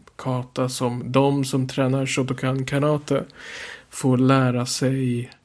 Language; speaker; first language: Swedish; native; Swedish